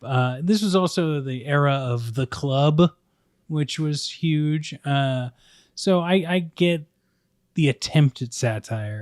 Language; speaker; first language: English; native; English